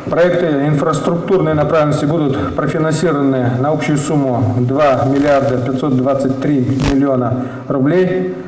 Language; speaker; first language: Russian; native; Russian